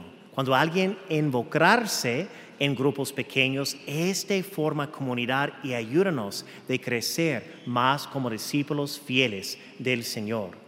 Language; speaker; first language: Spanish; non-native, fluent; English